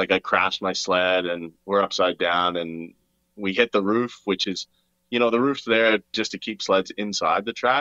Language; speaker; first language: English; native; English